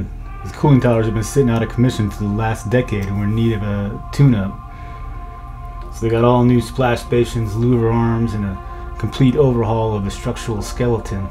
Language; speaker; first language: English; native; English